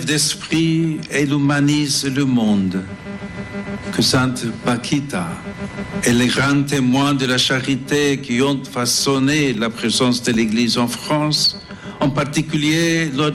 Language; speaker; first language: French; non-native, fluent; English